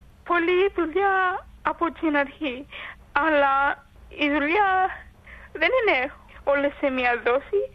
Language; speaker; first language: Greek; early bilingual, heritage; English